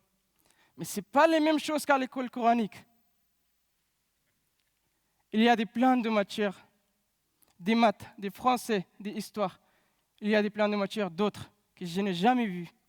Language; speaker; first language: French; non-native, learner; Pashto